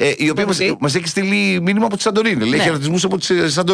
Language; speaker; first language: Greek; native; Greek